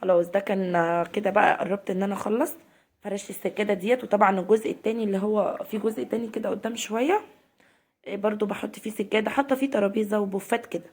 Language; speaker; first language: Arabic; native; Arabic